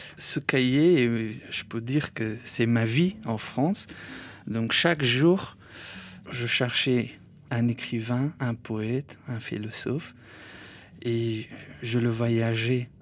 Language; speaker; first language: French; non-native, fluent; Persian